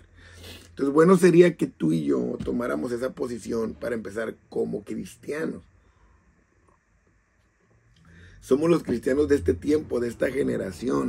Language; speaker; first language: Spanish; native; Spanish